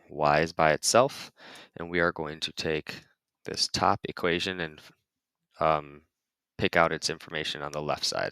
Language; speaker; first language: English; native; English